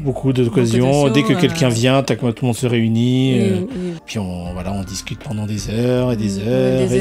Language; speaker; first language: French; native; French